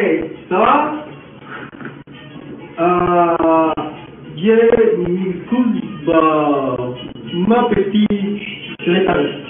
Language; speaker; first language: French; non-native, learner; Spanish